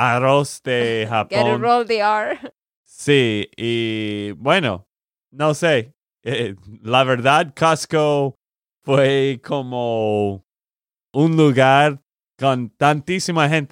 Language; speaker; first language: Spanish; non-native, learner; English